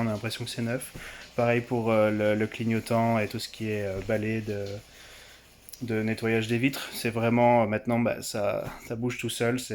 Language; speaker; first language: French; native; French